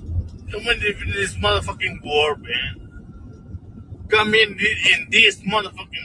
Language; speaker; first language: English; non-native, learner; Spanish